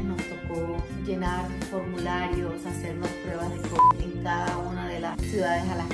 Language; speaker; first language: Spanish; native; Spanish